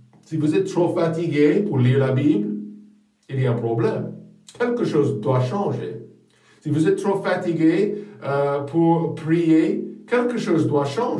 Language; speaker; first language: French; non-native, fluent; English